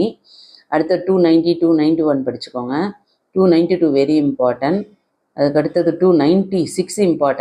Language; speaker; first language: Tamil; native; Tamil